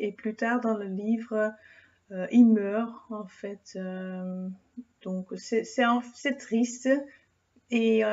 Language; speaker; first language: French; non-native, fluent; Dutch